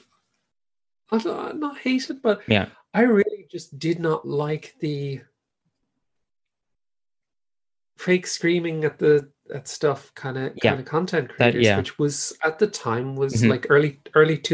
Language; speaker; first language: English; native; English